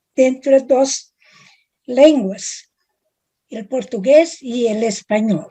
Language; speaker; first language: Spanish; non-native, fluent; Italian